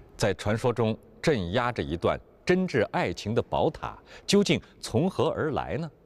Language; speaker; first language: Chinese; native; Chinese